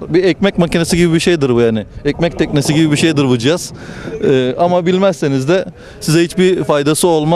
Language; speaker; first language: Turkish; native; Turkish